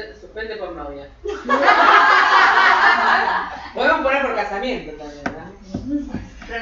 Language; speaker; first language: Spanish; native; Spanish